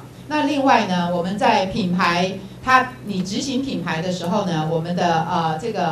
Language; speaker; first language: Chinese; native; Chinese